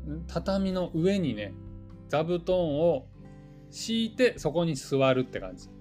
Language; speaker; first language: Japanese; native; Japanese